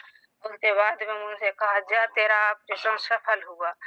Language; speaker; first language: Hindi; native; Hindi